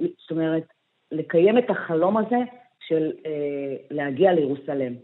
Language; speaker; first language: Hebrew; early bilingual, other home language; Amharic